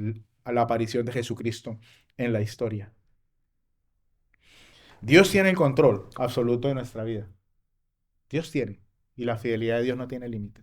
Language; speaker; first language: Spanish; native; Spanish